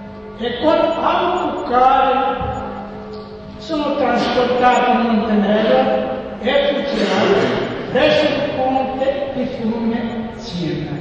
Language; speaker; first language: Italian; non-native, learner; Serbian